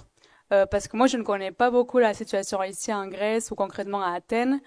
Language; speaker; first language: French; native; French